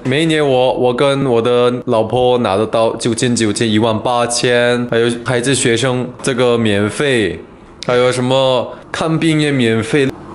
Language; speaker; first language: Chinese; non-native, fluent; Korean